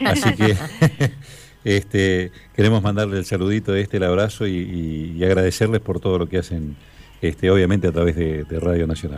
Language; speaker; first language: Spanish; native; Spanish